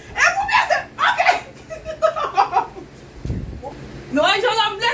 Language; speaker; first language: Portuguese; non-native, learner; Haitian Creole